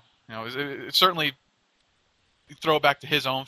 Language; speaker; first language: English; native; English